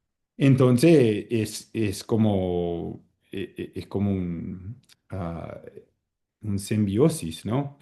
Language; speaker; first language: Spanish; early bilingual, heritage; Spanish